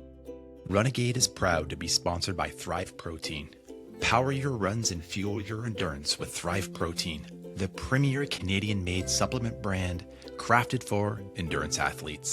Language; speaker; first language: English; native; English